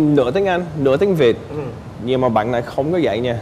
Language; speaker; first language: Vietnamese; non-native, fluent; English